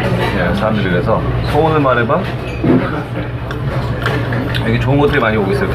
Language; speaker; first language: Korean; native; Korean